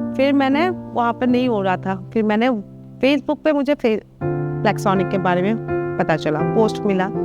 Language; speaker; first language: Hindi; non-native, local second language; Assamese